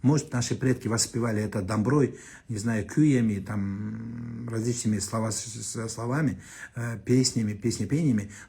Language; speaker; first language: Russian; non-native, local second language; Kazakh